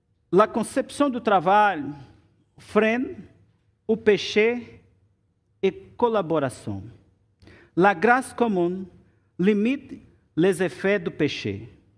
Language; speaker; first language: French; non-native, learner; Portuguese